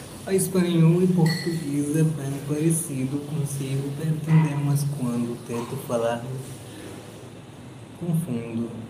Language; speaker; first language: Portuguese; non-native, learner; Hindi